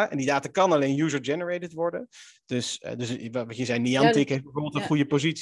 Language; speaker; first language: Dutch; native; Dutch